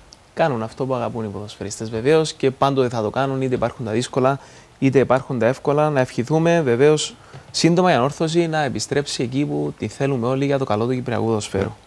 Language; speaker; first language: Greek; native; Greek